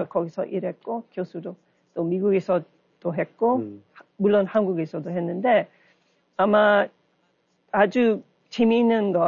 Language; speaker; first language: Korean; non-native, learner; English